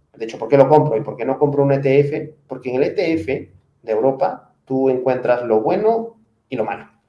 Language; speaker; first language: Spanish; native; Spanish